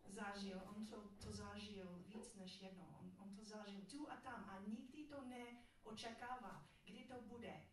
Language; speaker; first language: Czech; non-native, learner; English